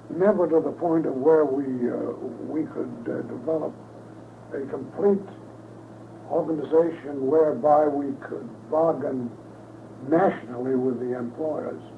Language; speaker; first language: English; native; English